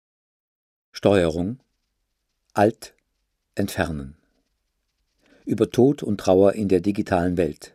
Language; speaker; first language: German; native; German